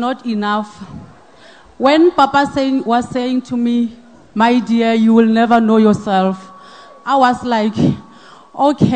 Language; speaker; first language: English; non-native, local second language; Northern Sotho